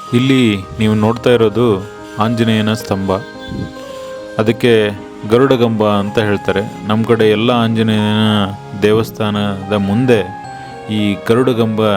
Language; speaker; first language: Kannada; native; Kannada